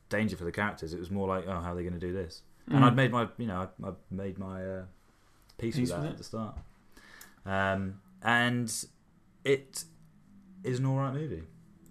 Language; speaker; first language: English; native; English